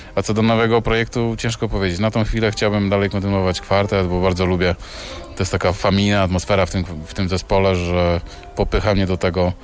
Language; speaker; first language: Polish; native; Polish